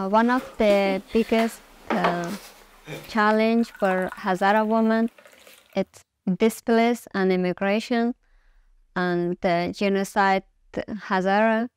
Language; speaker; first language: English; non-native, learner; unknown